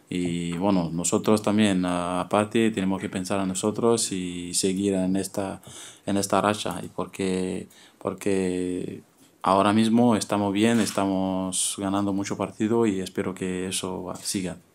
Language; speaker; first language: Spanish; non-native, fluent; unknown